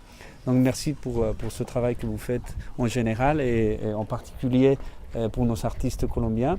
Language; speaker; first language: French; non-native, fluent; Spanish